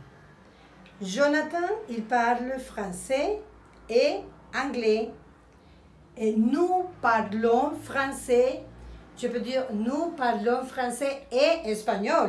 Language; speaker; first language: French; non-native, fluent; Spanish